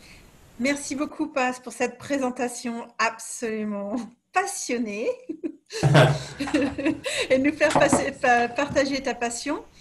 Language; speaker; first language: French; native; French